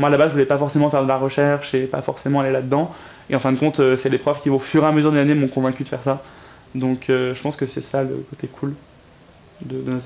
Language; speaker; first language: French; native; French